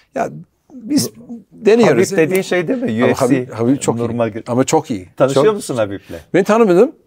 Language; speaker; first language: Turkish; non-native, learner; English